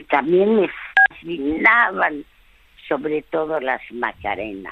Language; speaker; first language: Spanish; early bilingual, other home language; French